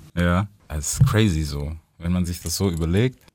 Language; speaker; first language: German; native; German